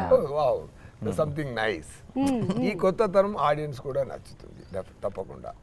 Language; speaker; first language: Telugu; non-native, fluent; Tamil